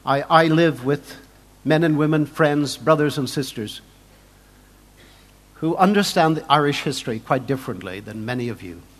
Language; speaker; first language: English; native; English